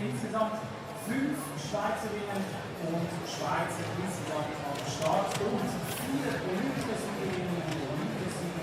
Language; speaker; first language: German; native; German